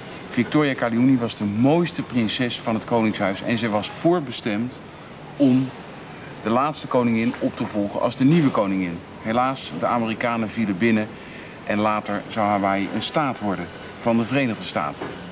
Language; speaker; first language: Dutch; native; Dutch